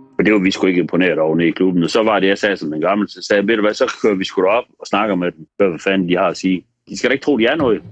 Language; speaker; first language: Danish; native; Danish